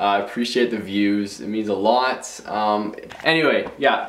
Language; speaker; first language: English; native; English